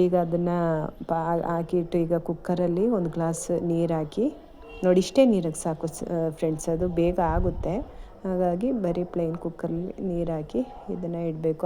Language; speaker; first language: Kannada; native; Kannada